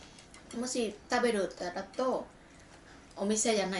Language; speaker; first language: Japanese; non-native, local second language; Vietnamese